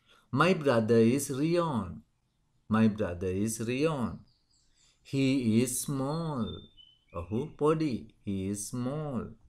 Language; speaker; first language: English; non-native, local second language; Sinhala